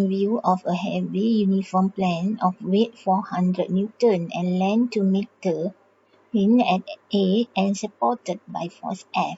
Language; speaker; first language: English; non-native, local second language; Malay